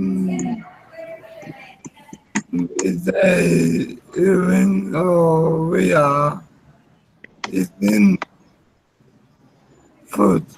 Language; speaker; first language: English; non-native, learner; Spanish